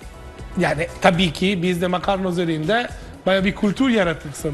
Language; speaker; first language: Turkish; non-native, fluent; Italian